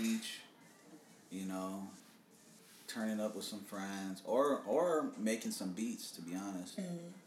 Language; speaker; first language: English; native; English